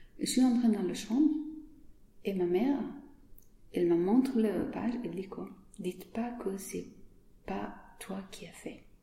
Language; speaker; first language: French; non-native, learner; Persian